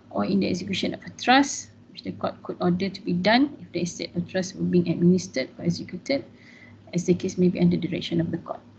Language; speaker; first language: English; non-native, local second language; Malay